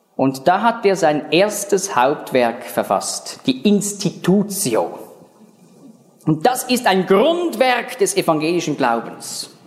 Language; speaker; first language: German; native; German